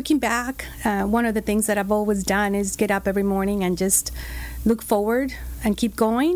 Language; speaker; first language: English; non-native, fluent; Spanish